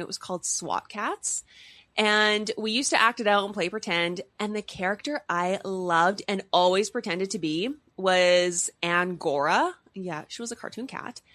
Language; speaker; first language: English; native; English